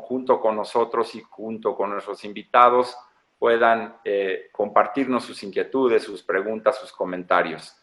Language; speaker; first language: Spanish; native; Spanish